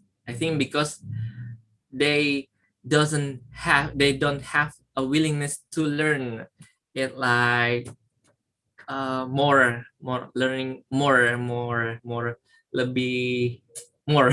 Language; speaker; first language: English; non-native, learner; Indonesian